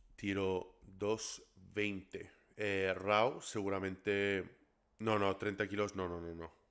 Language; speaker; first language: Spanish; early bilingual, other home language; English